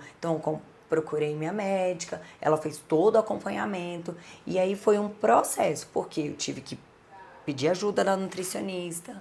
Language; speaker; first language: Portuguese; native; Portuguese